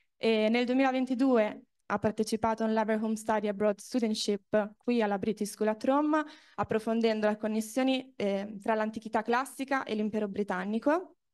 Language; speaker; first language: Italian; native; Italian